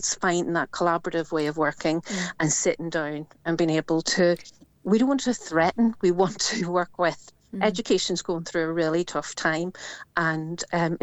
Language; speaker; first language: English; native; English